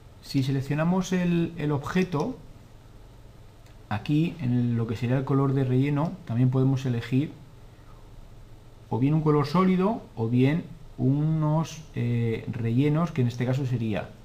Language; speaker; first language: Spanish; native; Spanish